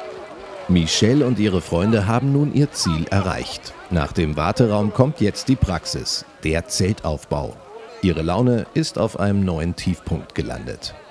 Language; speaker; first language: German; native; German